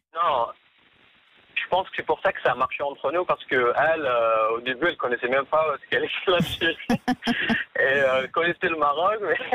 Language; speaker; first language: French; non-native, local second language; Kabyle